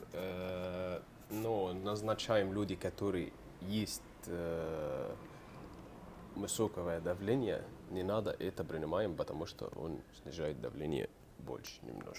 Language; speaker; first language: Russian; non-native, learner; Arabic